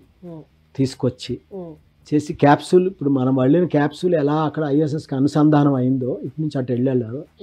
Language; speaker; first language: Telugu; native; Telugu